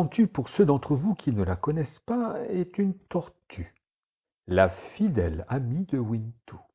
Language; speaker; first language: French; native; French